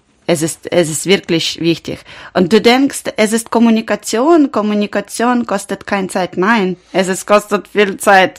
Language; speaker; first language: German; non-native, learner; Ukrainian